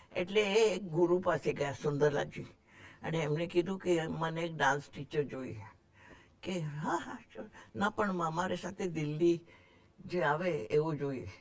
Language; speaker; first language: Gujarati; non-native, local second language; Marathi